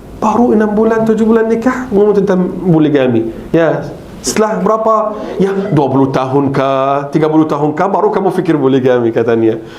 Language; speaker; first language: Malay; non-native, fluent; Arabic